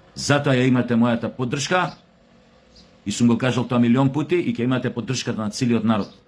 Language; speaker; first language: Macedonian; native; Macedonian